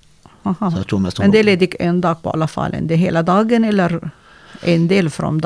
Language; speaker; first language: Swedish; non-native, learner; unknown